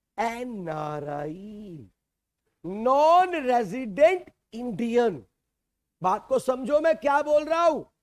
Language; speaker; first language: Hindi; native; Hindi